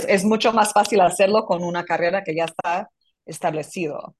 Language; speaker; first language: Spanish; non-native, fluent; English